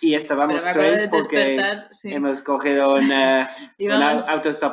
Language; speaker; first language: Spanish; non-native, learner; English